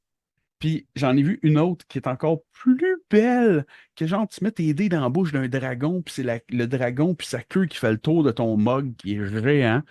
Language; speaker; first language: French; native; French